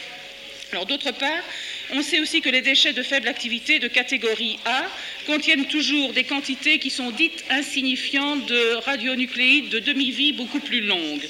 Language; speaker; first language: French; native; French